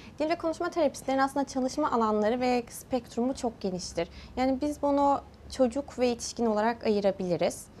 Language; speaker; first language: Turkish; early bilingual, heritage; Turkish